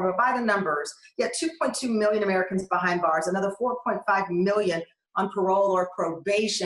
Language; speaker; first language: English; native; English